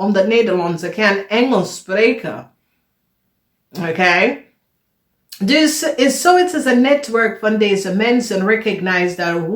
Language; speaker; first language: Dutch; non-native, fluent; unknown